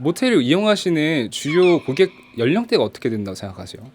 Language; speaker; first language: Korean; native; Korean